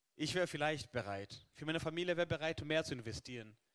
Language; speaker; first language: German; non-native, fluent; Swahili